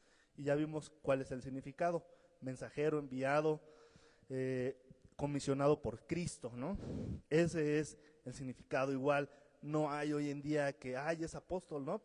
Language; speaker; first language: Spanish; native; Spanish